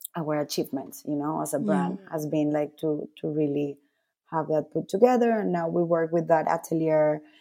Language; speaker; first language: English; non-native, fluent; Spanish